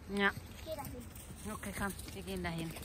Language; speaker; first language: German; non-native, learner; Vietnamese